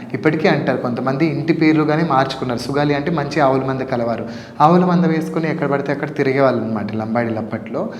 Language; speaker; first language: Telugu; non-native, local second language; Lambadi